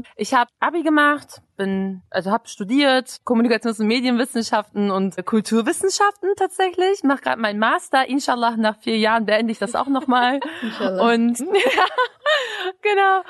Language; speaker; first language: German; native; German